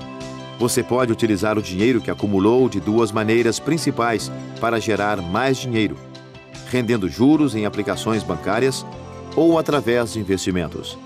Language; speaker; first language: Portuguese; native; Portuguese